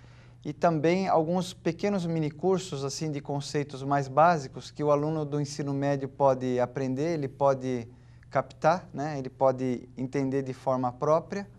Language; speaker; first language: Portuguese; native; Portuguese